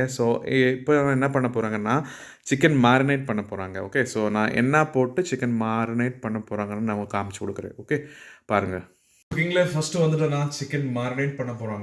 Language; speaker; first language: Tamil; non-native, learner; Malayalam